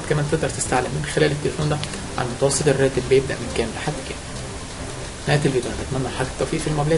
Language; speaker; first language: Arabic; native; Arabic